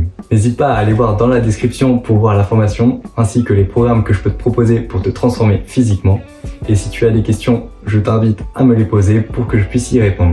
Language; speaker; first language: French; native; French